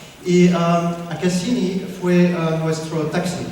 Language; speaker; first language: Spanish; non-native, learner; French